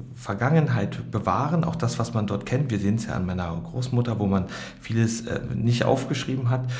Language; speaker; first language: German; native; German